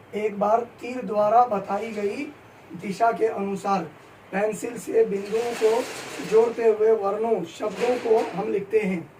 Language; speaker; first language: Hindi; native; Hindi